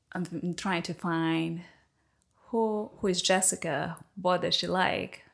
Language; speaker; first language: English; non-native, fluent; Portuguese